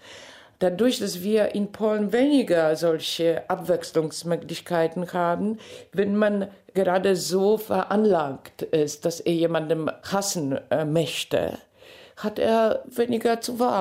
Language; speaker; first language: German; non-native, fluent; Polish